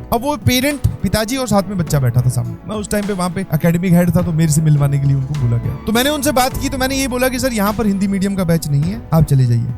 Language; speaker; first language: Hindi; native; Hindi